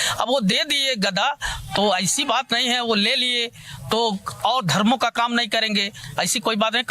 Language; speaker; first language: Hindi; native; Hindi